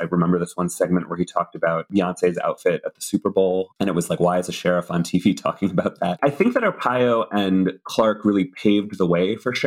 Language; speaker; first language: English; native; English